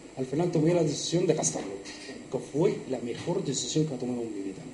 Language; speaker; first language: Spanish; non-native, fluent; Arabic